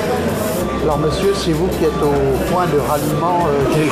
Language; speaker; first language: French; native; French